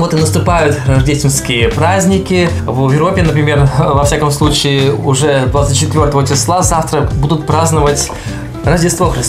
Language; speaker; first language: Russian; native; Russian